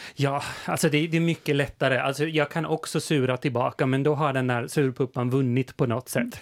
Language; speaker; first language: Swedish; native; Swedish